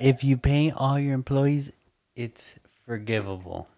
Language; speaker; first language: English; early bilingual, other home language; Spanish